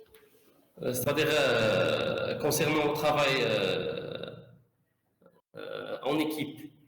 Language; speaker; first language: French; non-native, learner; Arabic